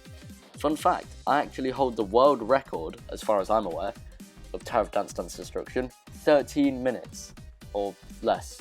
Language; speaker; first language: English; native; English